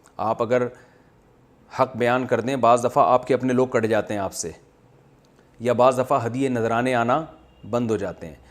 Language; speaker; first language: Urdu; non-native, local second language; Pashto